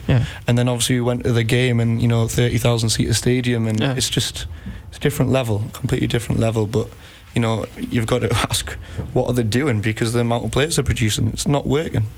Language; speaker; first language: English; native; English